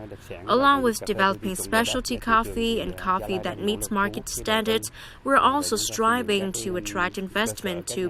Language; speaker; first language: English; non-native, fluent; Vietnamese